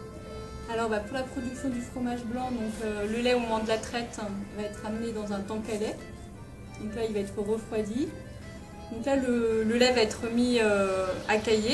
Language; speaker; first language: French; native; French